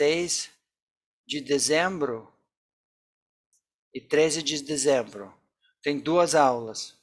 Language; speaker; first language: Portuguese; non-native, fluent; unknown